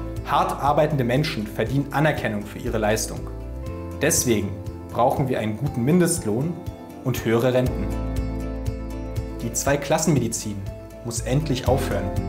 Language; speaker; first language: German; early bilingual, other home language; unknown